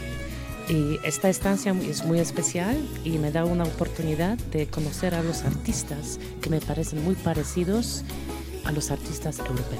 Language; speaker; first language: Spanish; non-native, fluent; Polish